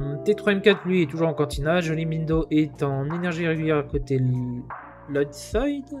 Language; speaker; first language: French; native; French